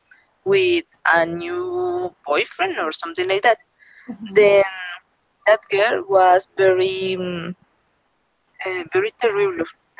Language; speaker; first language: English; non-native, learner; Spanish